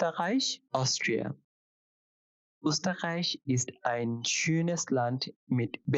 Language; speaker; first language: German; non-native, fluent; Bangla